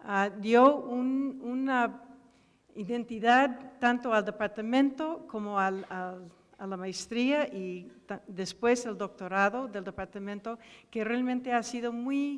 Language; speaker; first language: Spanish; non-native, fluent; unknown